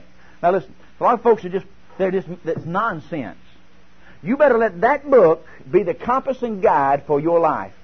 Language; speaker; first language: English; native; English